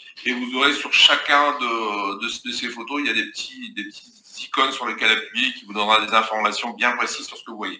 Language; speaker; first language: French; native; French